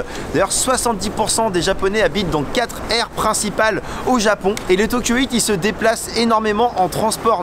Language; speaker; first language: French; native; French